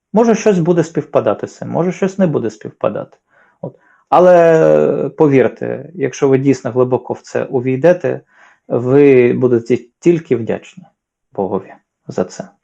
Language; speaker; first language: Ukrainian; native; Ukrainian